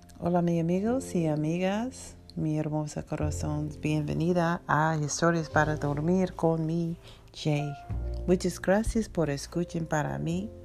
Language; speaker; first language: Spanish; non-native, learner; English